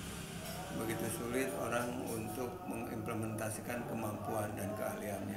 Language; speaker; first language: Indonesian; native; Indonesian